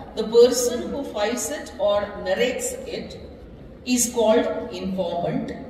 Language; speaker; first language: English; non-native, local second language; Marathi